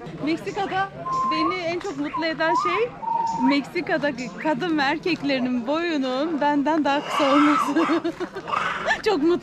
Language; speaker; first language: Turkish; native; Turkish